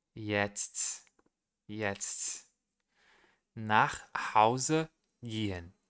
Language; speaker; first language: German; non-native, learner; Portuguese